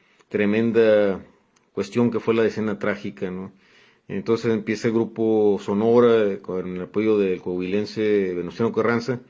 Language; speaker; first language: Spanish; native; Spanish